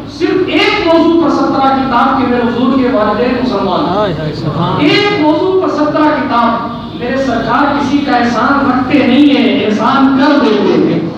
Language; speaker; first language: Urdu; native; Urdu